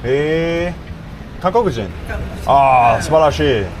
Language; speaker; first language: Japanese; non-native, learner; English